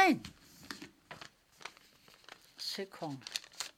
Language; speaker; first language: Danish; non-native, local second language; Kalaallisut